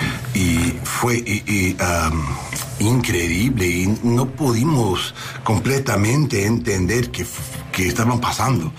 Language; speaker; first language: Spanish; non-native, learner; English